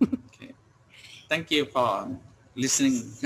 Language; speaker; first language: English; non-native, learner; Thai